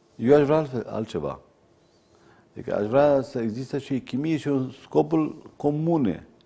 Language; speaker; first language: Romanian; non-native, fluent; Arabic